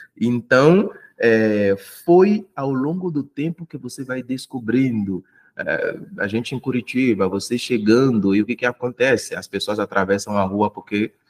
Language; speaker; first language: Portuguese; non-native, fluent; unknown